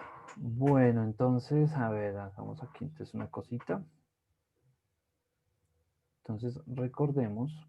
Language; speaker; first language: Spanish; native; Spanish